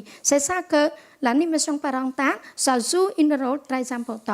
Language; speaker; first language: French; non-native, local second language; Khmer